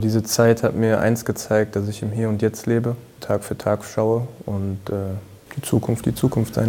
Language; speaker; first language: German; native; German